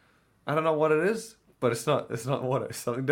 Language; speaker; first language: English; native; English